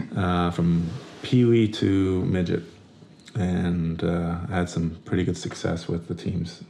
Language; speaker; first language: English; native; English